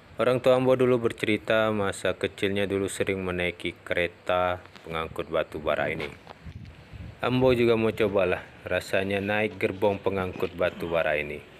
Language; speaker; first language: Indonesian; non-native, local second language; Minangkabau